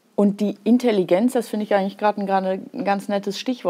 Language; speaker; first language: German; native; German